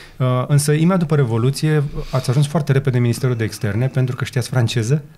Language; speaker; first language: Romanian; native; Romanian